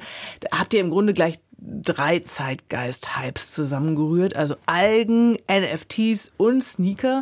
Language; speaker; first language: German; native; German